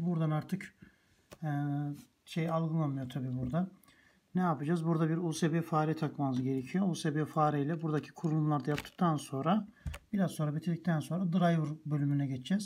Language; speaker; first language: Turkish; native; Turkish